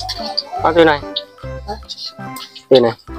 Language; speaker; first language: Filipino; native; Filipino